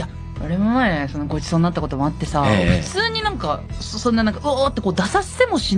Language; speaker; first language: Japanese; native; Japanese